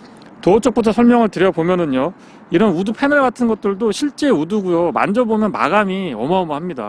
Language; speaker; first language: Korean; native; Korean